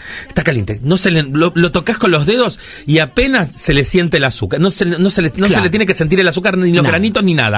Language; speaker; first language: Spanish; native; Spanish